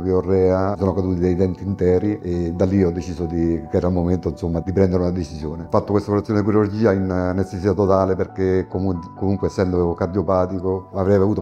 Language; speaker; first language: Italian; native; Italian